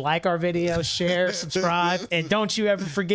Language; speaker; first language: English; native; English